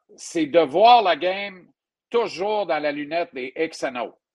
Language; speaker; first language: French; native; French